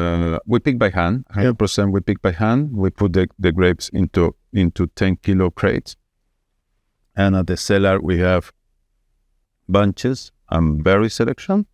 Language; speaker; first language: English; non-native, fluent; Spanish